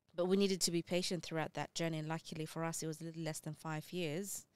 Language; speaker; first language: English; early bilingual, other home language; Amharic